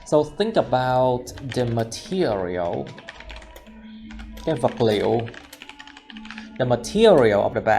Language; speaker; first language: English; non-native, fluent; Vietnamese